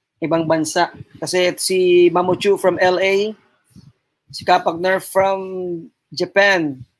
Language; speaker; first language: Filipino; non-native, local second language; Cebuano